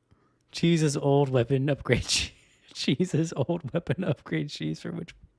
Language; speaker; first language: English; native; English